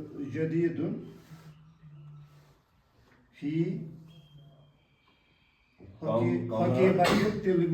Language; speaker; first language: Arabic; non-native, learner; Urdu